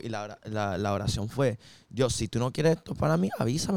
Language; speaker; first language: Spanish; early bilingual, heritage; Spanish